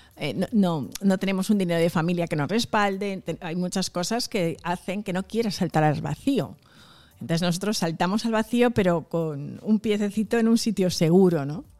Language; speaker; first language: Spanish; early bilingual, other home language; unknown